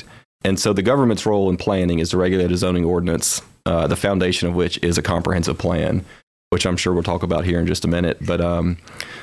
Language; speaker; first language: English; native; English